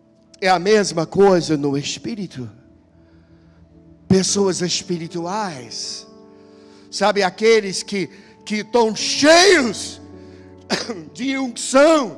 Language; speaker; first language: Portuguese; non-native, fluent; English